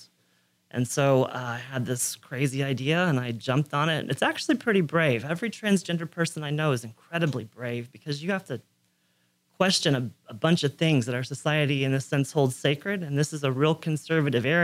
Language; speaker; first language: English; native; English